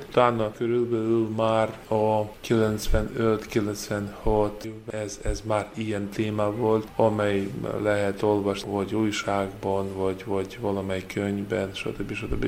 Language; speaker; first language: Hungarian; non-native, learner; Ukrainian